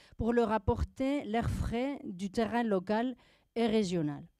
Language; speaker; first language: French; non-native, fluent; Spanish